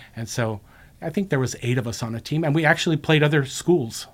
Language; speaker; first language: English; native; English